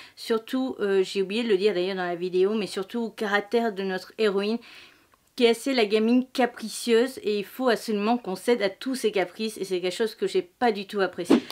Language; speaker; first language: French; native; French